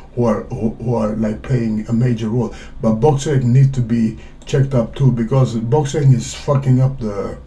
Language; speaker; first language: English; non-native, fluent; Swedish